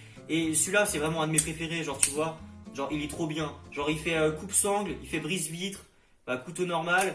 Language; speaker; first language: French; native; French